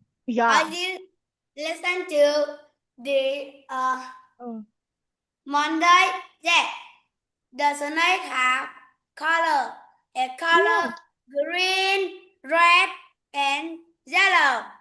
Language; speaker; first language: English; non-native, learner; Vietnamese